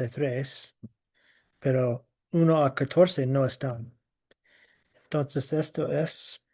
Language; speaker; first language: Spanish; non-native, fluent; English